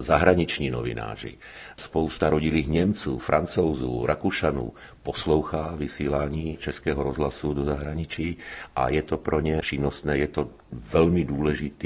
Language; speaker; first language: Czech; native; Czech